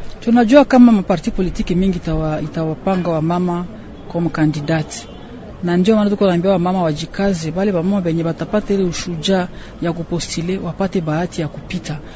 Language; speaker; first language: Swahili; native; Swahili